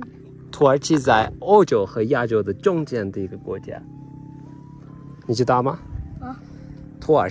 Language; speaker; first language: Chinese; non-native, learner; Turkish